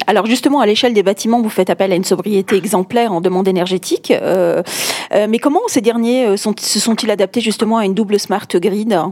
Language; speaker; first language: French; native; French